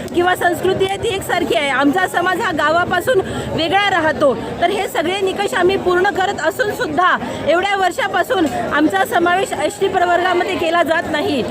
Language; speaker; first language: Marathi; non-native, local second language; Lambadi